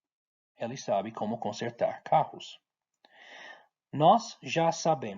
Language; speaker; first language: Portuguese; non-native, fluent; English